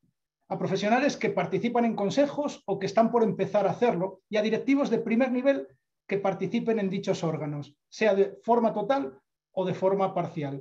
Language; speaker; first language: Spanish; native; Spanish